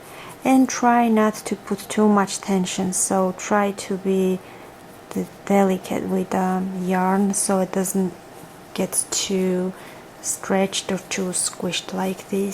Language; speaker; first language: English; non-native, fluent; Georgian